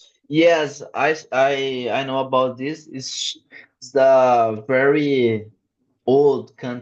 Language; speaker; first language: English; non-native, learner; Portuguese